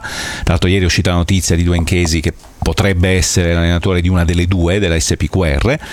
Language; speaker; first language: Italian; native; Italian